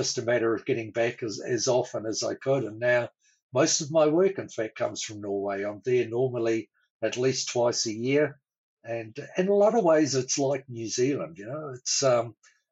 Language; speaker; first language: English; native; English